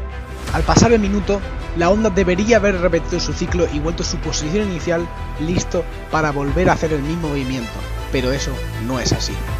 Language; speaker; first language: Spanish; native; Spanish